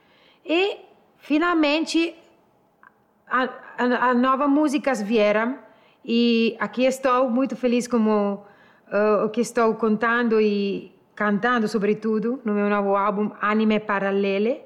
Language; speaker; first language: Portuguese; non-native, learner; Italian